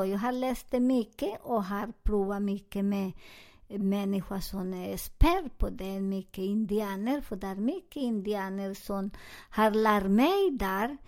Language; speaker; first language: Swedish; non-native, learner; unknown